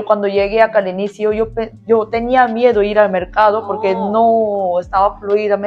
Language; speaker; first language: Spanish; non-native, learner; Korean